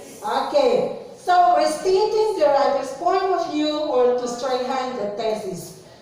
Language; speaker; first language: English; non-native, fluent; Indonesian